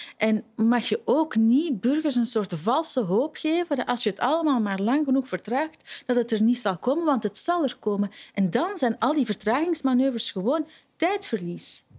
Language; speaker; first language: Dutch; native; Dutch